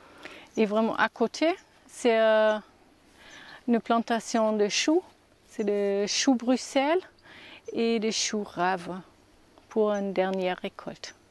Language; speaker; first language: French; non-native, learner; German